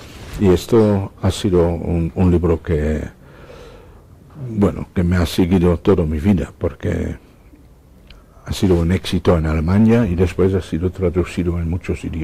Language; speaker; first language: Spanish; non-native, fluent; Dutch